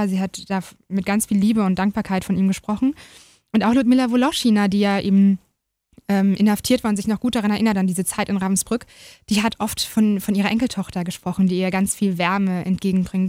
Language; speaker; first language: German; native; German